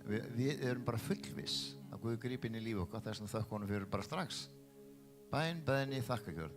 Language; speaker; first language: Icelandic; non-native, fluent; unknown